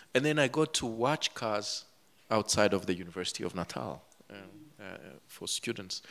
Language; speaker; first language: English; non-native, local second language; Kinyarwanda